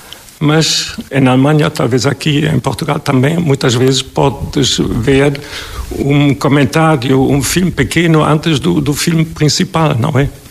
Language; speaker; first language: Portuguese; non-native, fluent; German